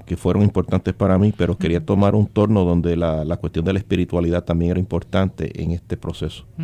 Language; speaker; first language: Spanish; early bilingual, heritage; Spanish